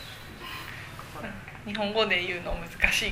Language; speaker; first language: Japanese; native; Japanese